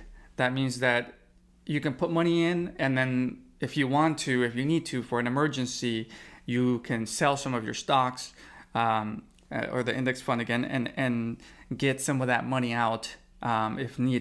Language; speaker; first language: English; native; English